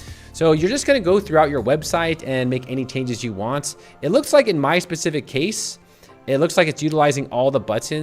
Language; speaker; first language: English; native; English